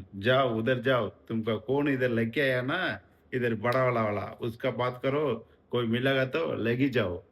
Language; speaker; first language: Hindi; non-native, local second language; Tamil